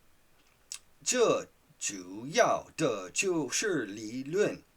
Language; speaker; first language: Chinese; non-native, fluent; English